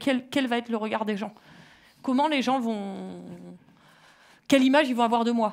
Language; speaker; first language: French; native; French